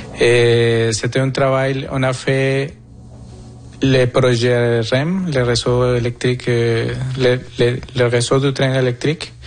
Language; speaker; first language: French; non-native, fluent; Spanish